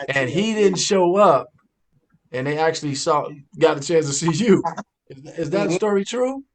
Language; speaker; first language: English; native; English